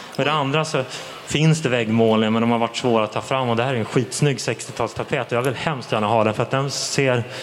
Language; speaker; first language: Swedish; native; Swedish